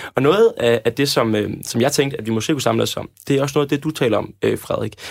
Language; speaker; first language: Danish; native; Danish